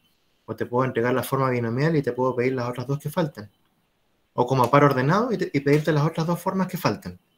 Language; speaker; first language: Spanish; native; Spanish